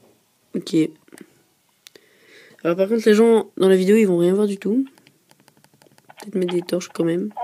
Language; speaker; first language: French; native; French